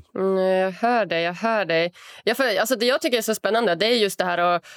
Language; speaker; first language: Swedish; native; Swedish